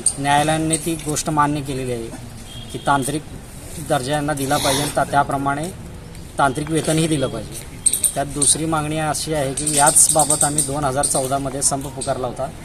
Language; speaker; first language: Marathi; native; Marathi